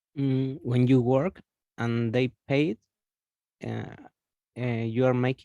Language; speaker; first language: English; non-native, learner; Spanish